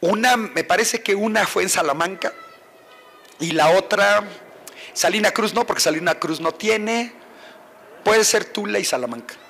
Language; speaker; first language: Spanish; native; Spanish